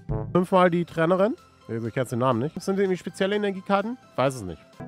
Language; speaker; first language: German; native; German